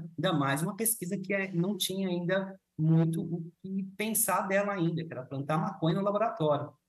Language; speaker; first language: Portuguese; native; Portuguese